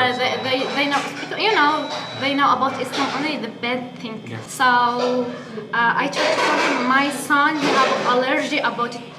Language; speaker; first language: English; non-native, learner; Arabic